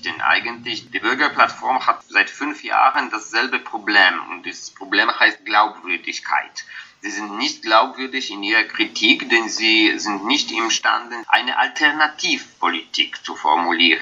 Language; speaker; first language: German; non-native, fluent; Polish